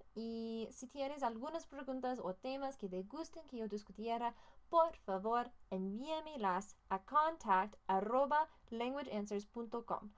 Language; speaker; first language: Spanish; non-native, learner; English